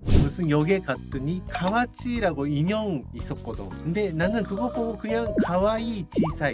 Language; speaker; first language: Korean; non-native, fluent; Japanese